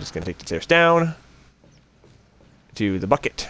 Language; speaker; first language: English; native; English